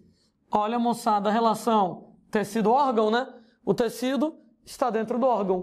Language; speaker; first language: Portuguese; native; Portuguese